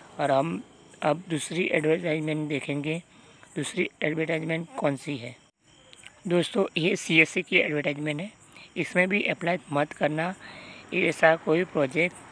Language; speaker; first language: Hindi; non-native, local second language; Gujarati